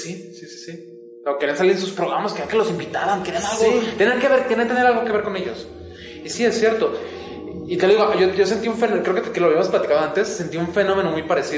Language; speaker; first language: Spanish; native; Spanish